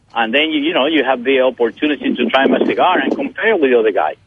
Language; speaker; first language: English; non-native, fluent; Spanish